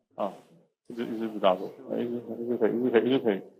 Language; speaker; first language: Chinese; native; Chinese